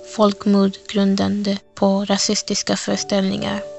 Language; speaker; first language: Swedish; early bilingual, other home language; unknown